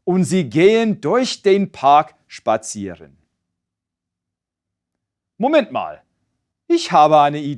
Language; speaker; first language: German; non-native, fluent; English